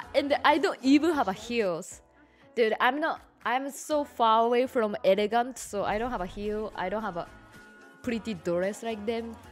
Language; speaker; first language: English; non-native, fluent; Japanese